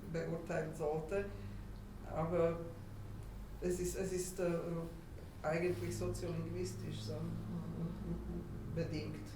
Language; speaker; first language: German; non-native, fluent; Slovak